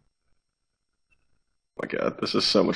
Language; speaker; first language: English; native; English